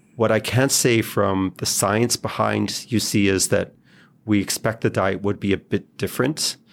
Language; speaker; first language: English; non-native, fluent; Hebrew